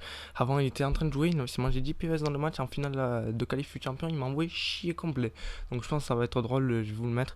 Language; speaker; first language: French; native; French